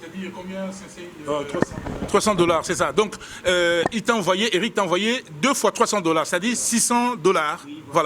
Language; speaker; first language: French; non-native, local second language; Lingala